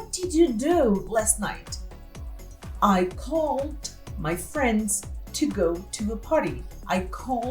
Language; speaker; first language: English; non-native, fluent; Portuguese